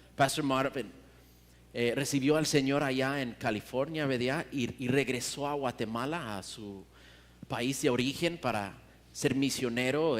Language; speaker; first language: Spanish; early bilingual, heritage; Spanish